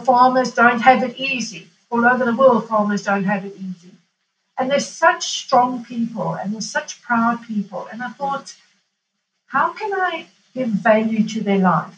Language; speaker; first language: English; native; English